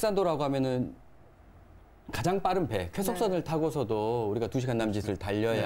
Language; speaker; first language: Korean; native; Korean